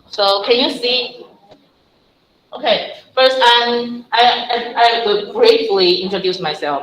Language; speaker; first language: English; non-native, fluent; Chinese